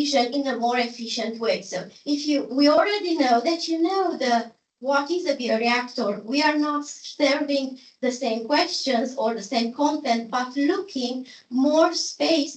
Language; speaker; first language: English; non-native, fluent; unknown